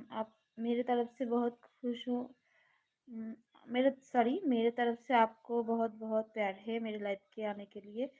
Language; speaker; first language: Hindi; non-native, local second language; Bangla